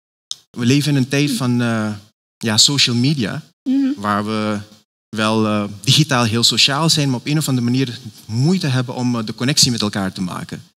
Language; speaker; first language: Dutch; native; Dutch